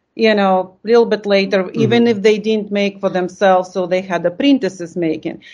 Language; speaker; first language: English; non-native, fluent; Lithuanian